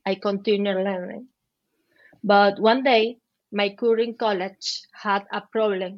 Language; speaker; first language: English; non-native, learner; Spanish